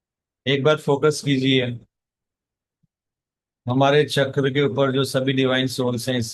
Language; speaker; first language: Hindi; native; Hindi